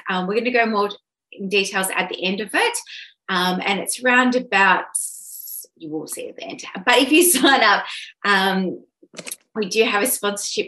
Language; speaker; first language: English; native; English